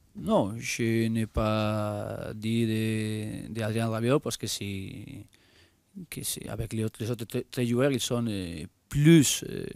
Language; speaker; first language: French; non-native, learner; Spanish